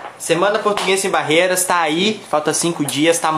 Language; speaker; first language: Spanish; non-native, learner; Portuguese